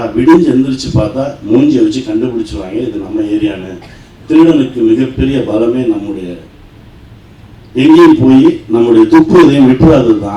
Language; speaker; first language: Tamil; native; Tamil